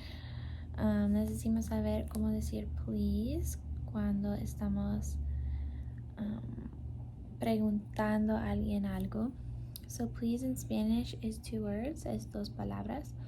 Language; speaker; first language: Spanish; non-native, learner; English